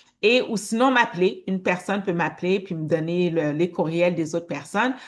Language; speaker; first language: French; native; French